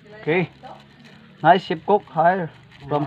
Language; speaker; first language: English; non-native, learner; Cebuano